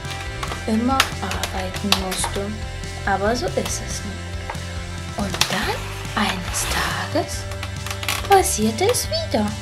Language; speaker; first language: German; early bilingual, other home language; Russian